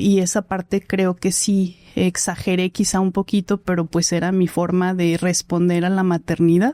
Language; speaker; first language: Spanish; native; Spanish